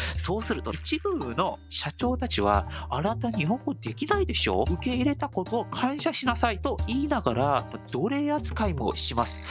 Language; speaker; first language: Japanese; non-native, fluent; Korean